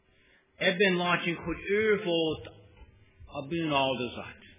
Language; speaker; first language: Hungarian; non-native, learner; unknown